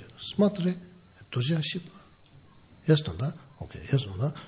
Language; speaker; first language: Russian; non-native, learner; Tibetan